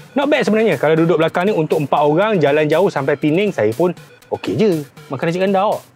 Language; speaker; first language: Malay; native; Malay